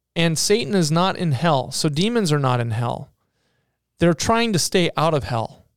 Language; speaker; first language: English; native; English